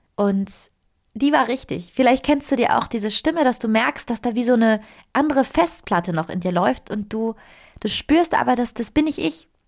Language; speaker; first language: German; non-native, fluent; Italian